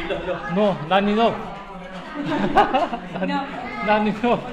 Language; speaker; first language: English; non-native, learner; Korean